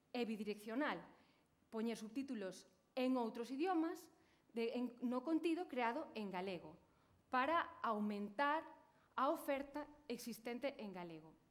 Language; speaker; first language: Galician; native; Galician